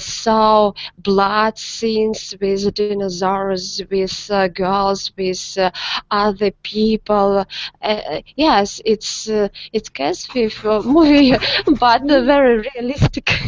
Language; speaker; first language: English; non-native, learner; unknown